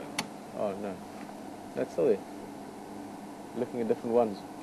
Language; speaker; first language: English; native; English